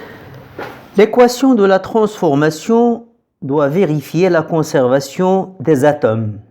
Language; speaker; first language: French; non-native, local second language; Arabic